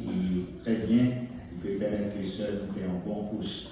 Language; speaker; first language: French; non-native, local second language; Haitian Creole